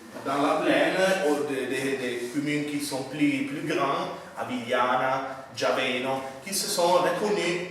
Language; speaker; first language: French; non-native, fluent; Italian